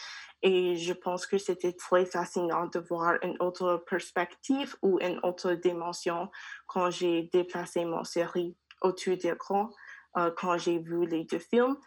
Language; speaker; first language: French; non-native, learner; English